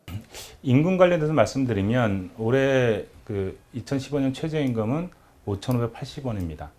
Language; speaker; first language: Korean; native; Korean